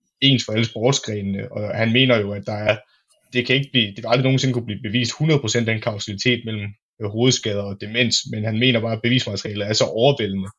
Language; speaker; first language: Danish; native; Danish